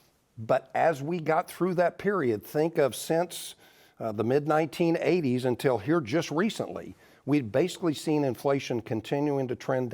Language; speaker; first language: English; native; English